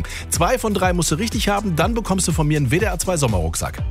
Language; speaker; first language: German; native; German